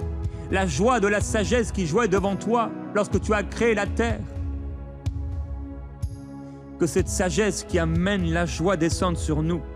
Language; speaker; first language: French; native; French